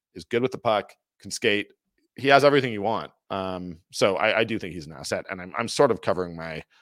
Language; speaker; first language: English; native; English